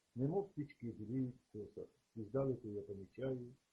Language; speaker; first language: Ukrainian; native; Ukrainian